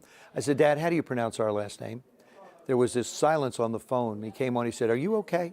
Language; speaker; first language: English; native; English